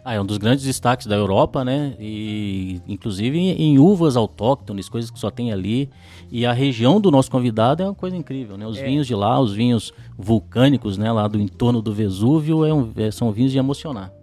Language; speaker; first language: Portuguese; native; Portuguese